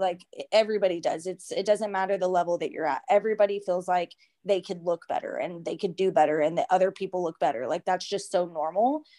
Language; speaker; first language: English; native; English